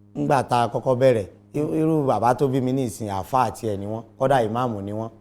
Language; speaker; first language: Yoruba; native; Yoruba